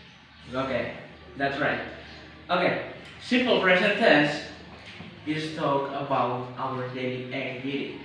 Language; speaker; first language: English; non-native, learner; Indonesian